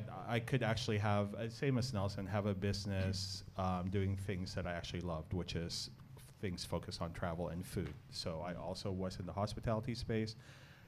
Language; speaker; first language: English; non-native, local second language; Filipino